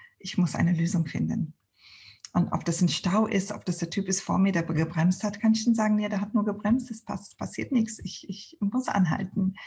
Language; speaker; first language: German; non-native, fluent; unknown